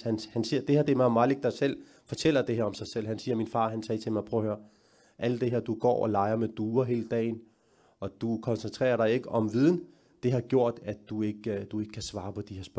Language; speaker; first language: Danish; early bilingual, other home language; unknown